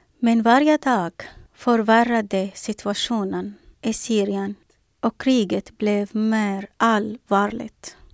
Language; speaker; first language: Swedish; non-native, learner; Arabic